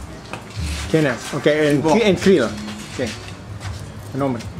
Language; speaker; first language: Spanish; non-native, learner; English